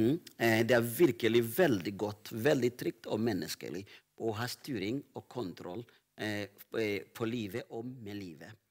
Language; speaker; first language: Swedish; non-native, learner; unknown